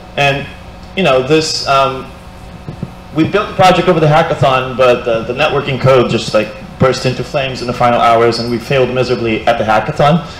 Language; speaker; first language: English; non-native, fluent; Portuguese